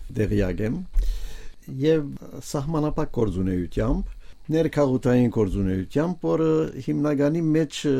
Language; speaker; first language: Armenian; native; Armenian